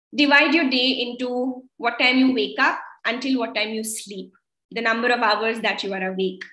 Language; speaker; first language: English; non-native, local second language; Kannada